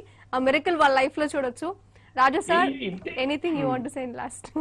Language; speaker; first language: Telugu; native; Telugu